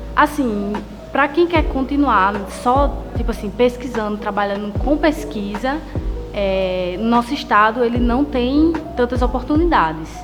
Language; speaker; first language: Portuguese; native; Portuguese